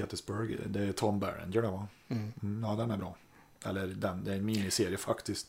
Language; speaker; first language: Swedish; native; Swedish